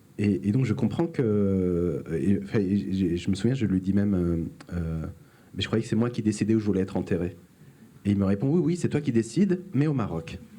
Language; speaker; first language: French; early bilingual, other home language; Arabic